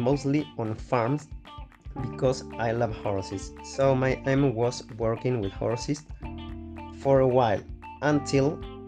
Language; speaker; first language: English; non-native, fluent; Spanish